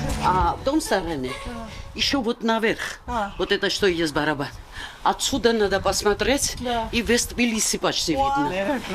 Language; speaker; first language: Russian; non-native, local second language; Georgian